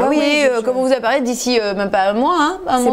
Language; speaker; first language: French; native; French